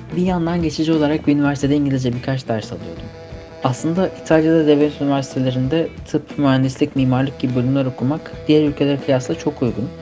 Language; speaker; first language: Turkish; native; Turkish